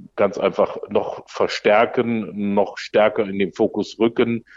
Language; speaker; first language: German; native; German